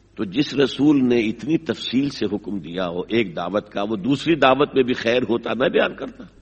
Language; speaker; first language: Urdu; native; Urdu